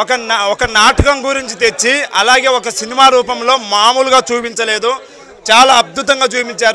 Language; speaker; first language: Telugu; native; Telugu